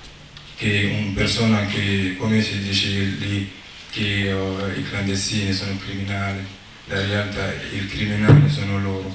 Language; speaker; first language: Italian; non-native, learner; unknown